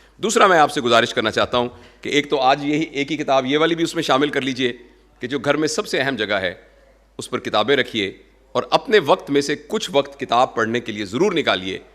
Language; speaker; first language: Urdu; non-native, local second language; Punjabi